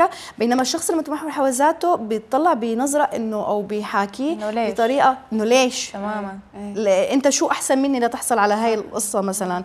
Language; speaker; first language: Arabic; native; Arabic